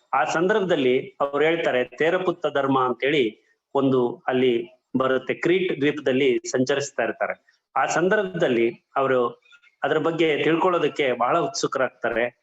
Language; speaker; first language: Kannada; native; Kannada